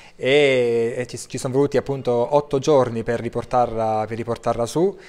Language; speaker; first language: Italian; native; Italian